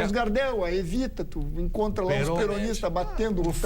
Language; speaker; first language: Portuguese; native; Portuguese